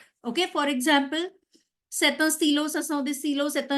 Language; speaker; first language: French; non-native, fluent; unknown